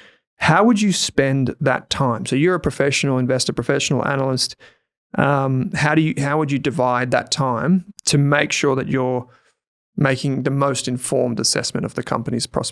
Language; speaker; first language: English; native; English